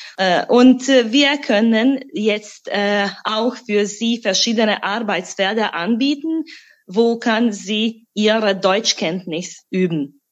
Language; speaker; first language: German; non-native, fluent; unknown